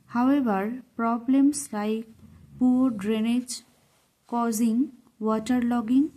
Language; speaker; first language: English; non-native, local second language; Bangla